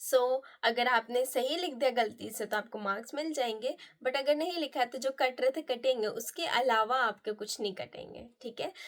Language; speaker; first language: Hindi; non-native, local second language; Nepali